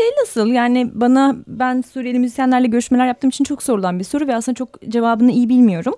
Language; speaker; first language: Turkish; native; Turkish